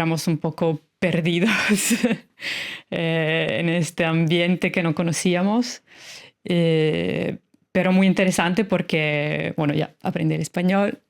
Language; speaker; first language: Spanish; non-native, fluent; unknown